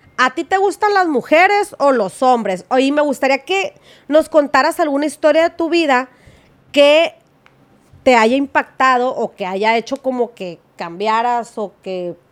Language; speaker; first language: Spanish; native; Spanish